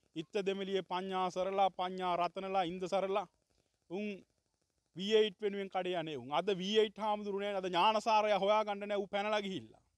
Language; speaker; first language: Sinhala; native; Sinhala